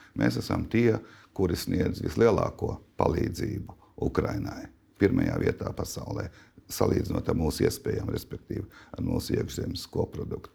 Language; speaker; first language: Latvian; native; Latvian